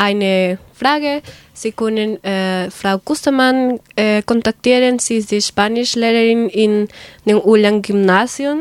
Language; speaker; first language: German; non-native, learner; Spanish